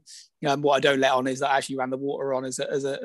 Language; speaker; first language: English; native; English